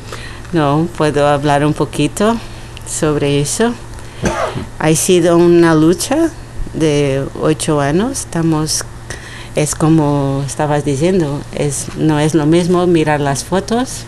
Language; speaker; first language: Spanish; non-native, learner; Portuguese